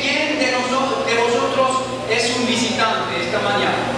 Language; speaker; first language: Spanish; non-native, learner; German